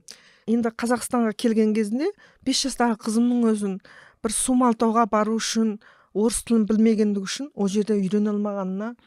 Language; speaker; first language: Kazakh; early bilingual, heritage; Kazakh